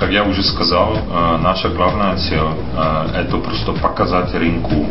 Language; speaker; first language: Russian; non-native, fluent; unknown